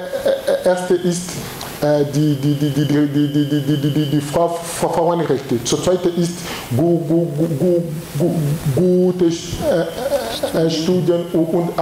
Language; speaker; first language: German; non-native, learner; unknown